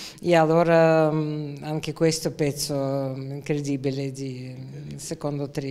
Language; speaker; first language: Italian; non-native, learner; Russian